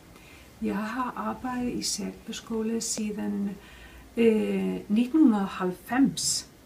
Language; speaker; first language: Danish; non-native, fluent; Icelandic